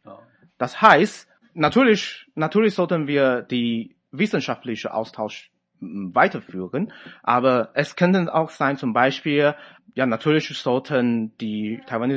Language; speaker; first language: German; non-native, fluent; Chinese